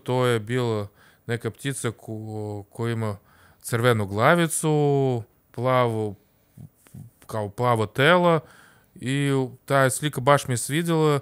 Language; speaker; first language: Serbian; non-native, learner; Russian